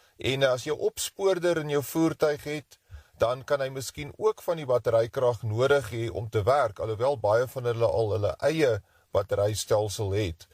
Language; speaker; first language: Afrikaans; native; Afrikaans